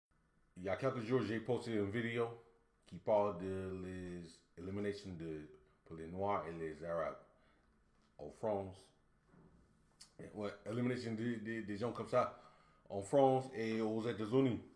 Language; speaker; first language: French; non-native, learner; English